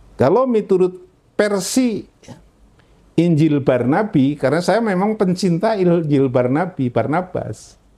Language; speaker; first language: Indonesian; non-native, local second language; Javanese